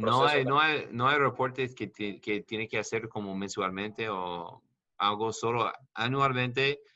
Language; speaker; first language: Spanish; non-native, learner; English